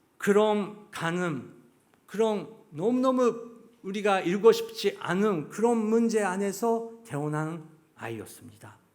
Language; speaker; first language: Korean; non-native, fluent; Japanese